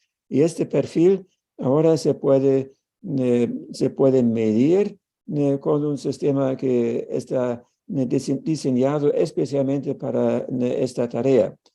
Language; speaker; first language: Spanish; non-native, fluent; German